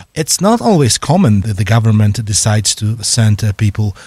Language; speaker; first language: English; non-native, fluent; Polish